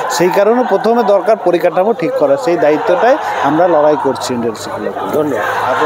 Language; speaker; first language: Bangla; non-native, local second language; Santali